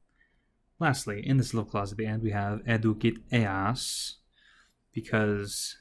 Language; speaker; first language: English; native; English